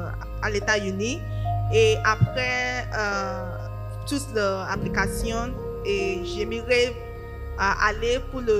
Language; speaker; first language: French; non-native, learner; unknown